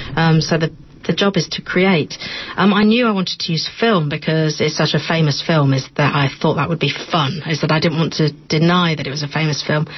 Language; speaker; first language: English; native; English